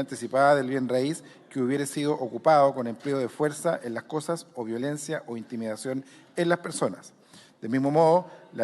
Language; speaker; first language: Spanish; native; Spanish